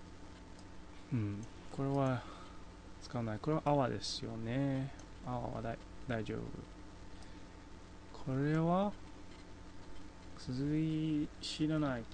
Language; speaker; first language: Japanese; non-native, fluent; English